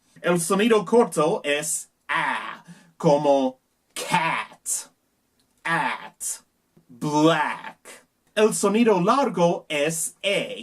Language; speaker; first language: Spanish; non-native, learner; English